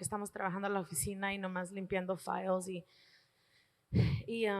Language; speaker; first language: Spanish; early bilingual, heritage; Spanish